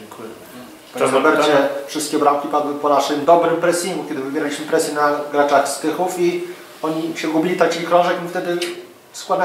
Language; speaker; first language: Polish; native; Polish